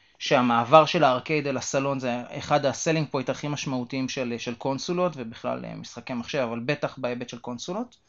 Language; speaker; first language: Hebrew; native; Hebrew